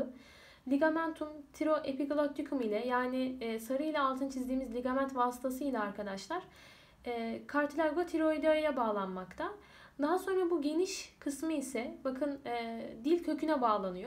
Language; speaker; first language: Turkish; native; Turkish